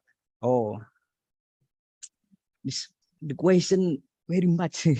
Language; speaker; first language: English; non-native, learner; Indonesian